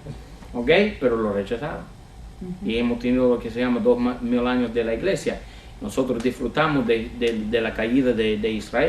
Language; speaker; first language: Spanish; non-native, fluent; English